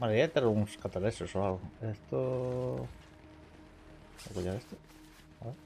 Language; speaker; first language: Spanish; non-native, local second language; Galician